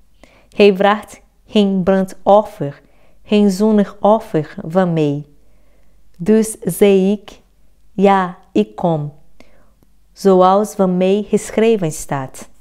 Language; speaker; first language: Dutch; non-native, fluent; Portuguese